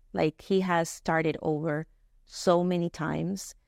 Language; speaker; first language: English; non-native, fluent; Spanish